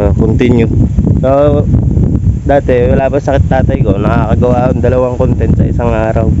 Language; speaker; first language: Filipino; native; Filipino